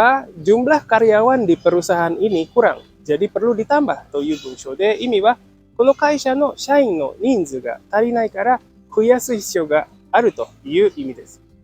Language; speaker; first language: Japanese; non-native, fluent; Indonesian